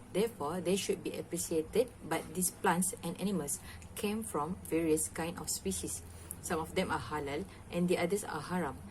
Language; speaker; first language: English; non-native, local second language; Malay